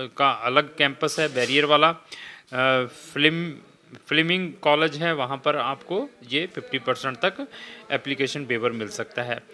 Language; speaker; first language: Hindi; non-native, local second language; Punjabi